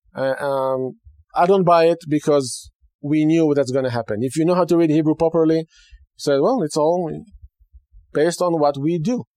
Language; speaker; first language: English; non-native, fluent; Hebrew